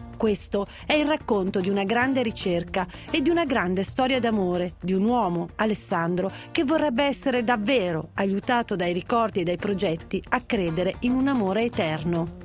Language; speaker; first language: Italian; native; Italian